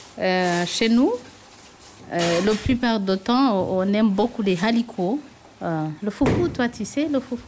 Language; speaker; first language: French; non-native, local second language; Rundi